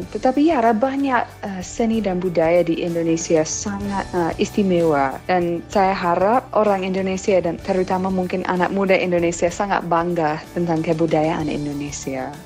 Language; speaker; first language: Indonesian; non-native, fluent; English